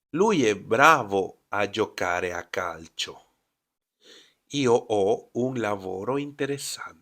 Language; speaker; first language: Italian; non-native, fluent; Spanish